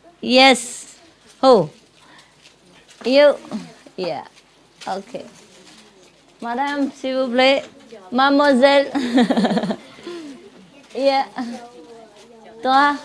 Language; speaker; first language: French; non-native, learner; Vietnamese